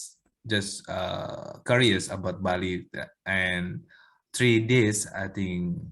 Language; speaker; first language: English; non-native, learner; Indonesian